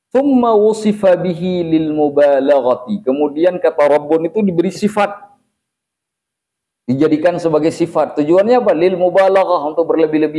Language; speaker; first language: Indonesian; native; Indonesian